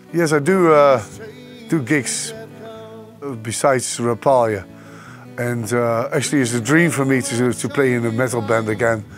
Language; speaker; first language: English; non-native, fluent; Dutch